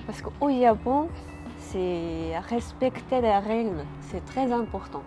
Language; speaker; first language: French; non-native, learner; Japanese